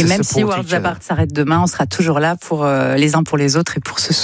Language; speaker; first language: French; native; French